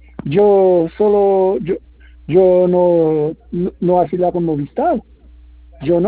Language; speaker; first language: Spanish; non-native, learner; Haitian Creole